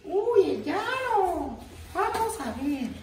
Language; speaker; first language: Spanish; native; Spanish